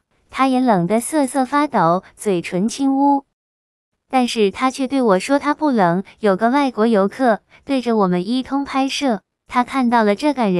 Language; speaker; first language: Chinese; non-native, fluent; Vietnamese